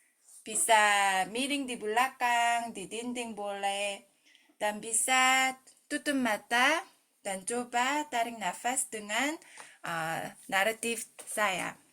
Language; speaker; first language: Indonesian; non-native, fluent; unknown